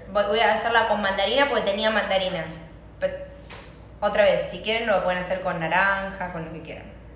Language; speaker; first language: Spanish; native; Spanish